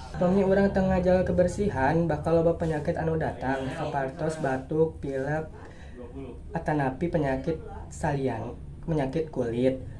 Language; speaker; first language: Sundanese; non-native, local second language; Javanese